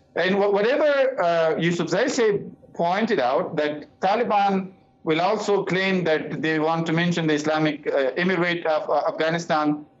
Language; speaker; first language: English; non-native, fluent; Persian